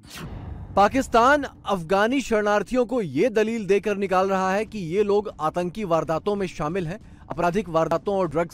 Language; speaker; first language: Hindi; native; Hindi